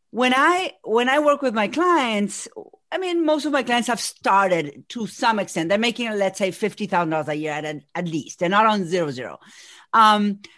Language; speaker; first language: English; non-native, fluent; Spanish